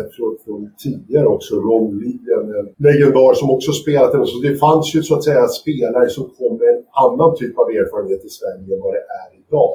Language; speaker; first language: Swedish; native; Swedish